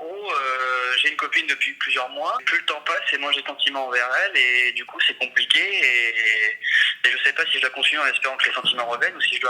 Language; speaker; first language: French; native; French